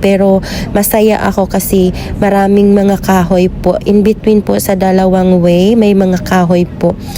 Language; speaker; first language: Filipino; non-native, local second language; Cebuano